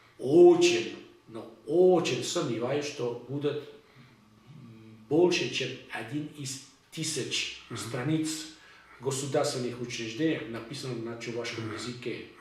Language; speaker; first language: Russian; non-native, learner; Catalan